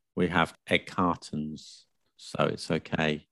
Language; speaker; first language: English; native; English